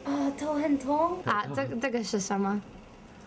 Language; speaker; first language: Chinese; non-native, learner; English